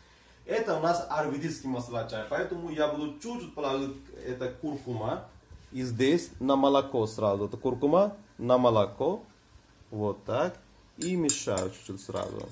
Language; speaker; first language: Russian; non-native, fluent; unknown